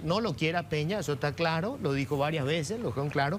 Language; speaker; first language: Spanish; native; Spanish